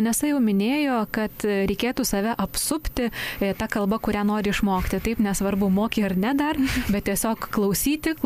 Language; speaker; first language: Lithuanian; native; Lithuanian